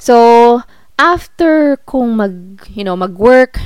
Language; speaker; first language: English; non-native, local second language; Filipino